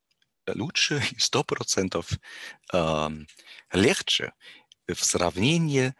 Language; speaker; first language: Russian; non-native, learner; German